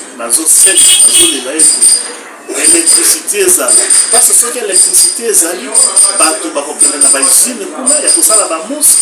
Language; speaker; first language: Lingala; native; Lingala